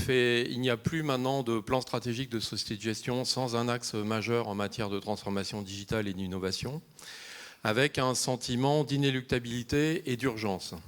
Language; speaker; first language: French; native; French